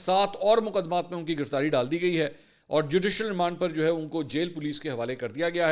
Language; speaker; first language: Urdu; native; Urdu